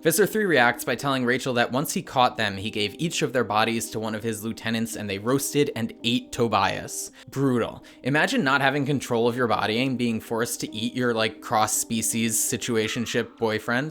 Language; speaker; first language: English; native; English